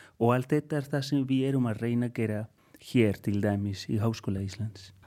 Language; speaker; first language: Icelandic; non-native, fluent; Spanish